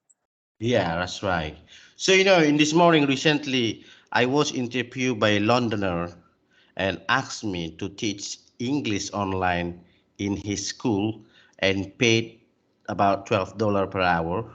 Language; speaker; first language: English; non-native, learner; Indonesian